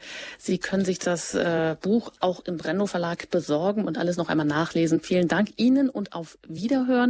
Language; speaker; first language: German; native; German